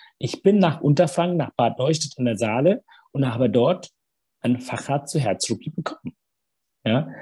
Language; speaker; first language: German; early bilingual, other home language; Tamil